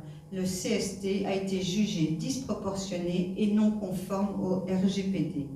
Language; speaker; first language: French; native; French